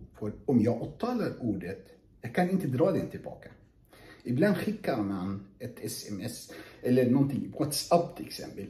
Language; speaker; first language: Swedish; non-native, fluent; Arabic